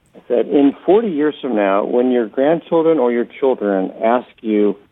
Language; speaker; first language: English; native; English